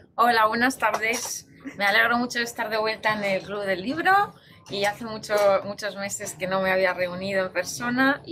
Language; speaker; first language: Spanish; native; Spanish